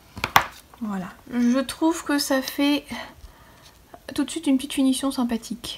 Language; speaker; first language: French; native; French